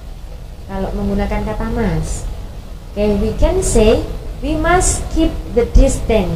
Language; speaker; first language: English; non-native, fluent; Indonesian